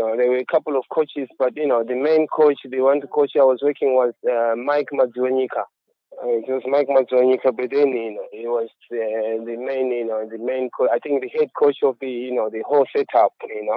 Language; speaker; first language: English; non-native, local second language; Shona